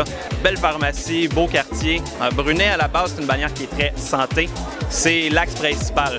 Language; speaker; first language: French; native; French